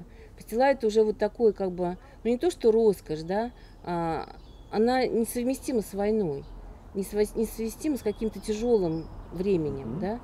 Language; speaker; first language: Russian; native; Russian